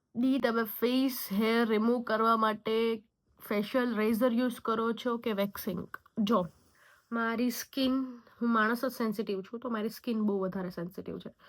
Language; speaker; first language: Gujarati; native; Gujarati